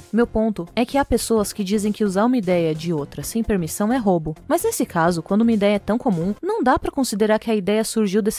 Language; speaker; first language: Portuguese; native; Portuguese